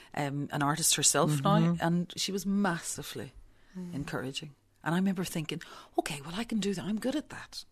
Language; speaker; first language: English; native; English